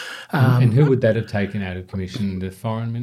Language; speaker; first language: English; native; English